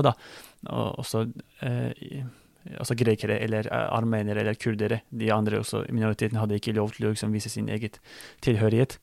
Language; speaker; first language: Norwegian; non-native, fluent; Turkish